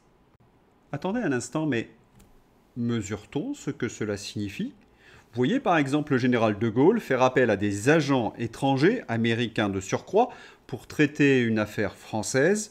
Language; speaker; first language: French; native; French